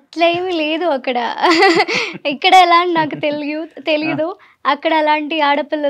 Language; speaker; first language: Telugu; non-native, learner; Malayalam